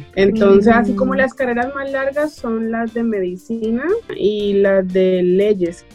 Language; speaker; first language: Spanish; native; Spanish